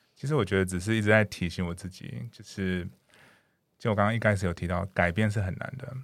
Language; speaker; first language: Chinese; non-native, fluent; English